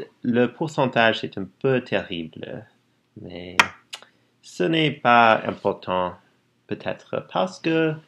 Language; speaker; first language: French; non-native, learner; English